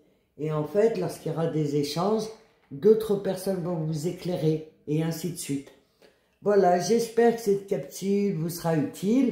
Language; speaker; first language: French; native; French